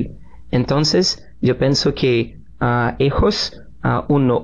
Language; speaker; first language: Spanish; non-native, learner; Portuguese